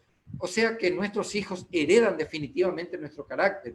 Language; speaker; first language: Spanish; native; Spanish